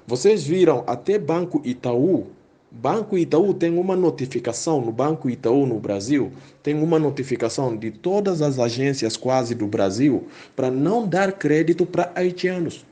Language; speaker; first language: Portuguese; non-native, fluent; Haitian Creole